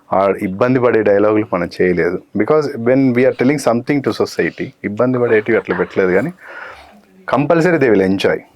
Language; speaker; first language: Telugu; native; Telugu